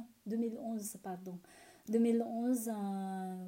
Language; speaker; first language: French; non-native, learner; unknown